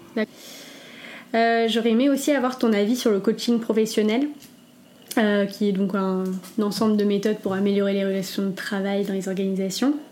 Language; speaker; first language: French; native; French